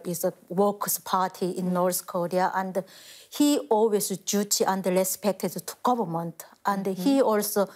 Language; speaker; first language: English; non-native, fluent; Korean